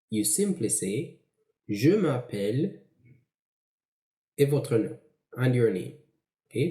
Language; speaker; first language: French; non-native, fluent; English